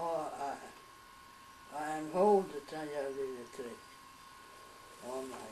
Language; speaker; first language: English; early bilingual, heritage; French